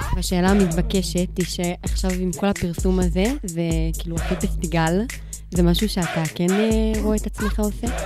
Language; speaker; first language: Hebrew; native; Hebrew